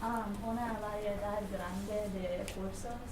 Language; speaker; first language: Spanish; non-native, learner; English